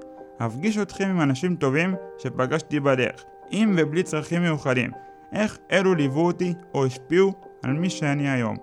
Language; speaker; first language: Hebrew; native; Hebrew